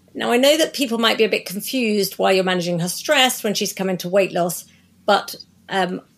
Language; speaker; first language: English; native; English